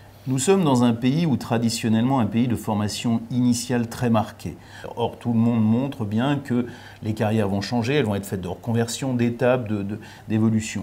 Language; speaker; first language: French; native; French